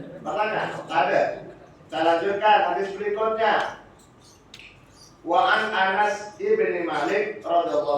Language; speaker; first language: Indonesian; non-native, local second language; Javanese